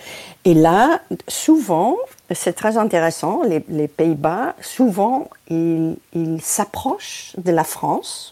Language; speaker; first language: French; non-native, fluent; Dutch